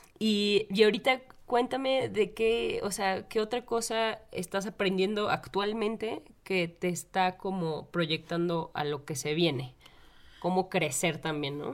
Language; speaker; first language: Spanish; native; Spanish